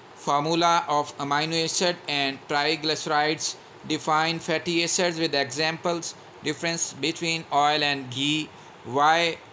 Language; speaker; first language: English; non-native, local second language; Urdu